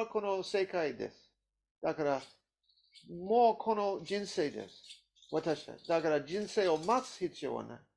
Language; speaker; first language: Japanese; non-native, learner; English